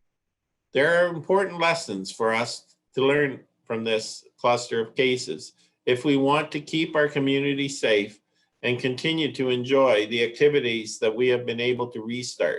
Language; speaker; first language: English; native; English